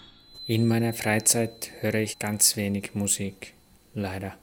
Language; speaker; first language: German; non-native, fluent; Finnish